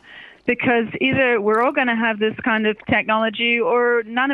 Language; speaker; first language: English; native; English